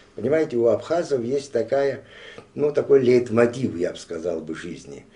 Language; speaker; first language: Russian; non-native, local second language; Abkhazian